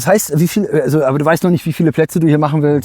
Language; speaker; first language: German; native; German